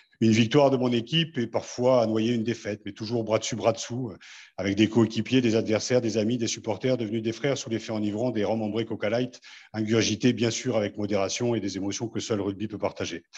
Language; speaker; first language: French; native; French